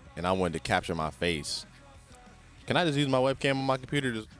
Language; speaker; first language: English; native; English